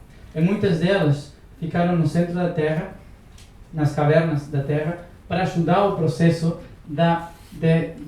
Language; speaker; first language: Portuguese; non-native, learner; Spanish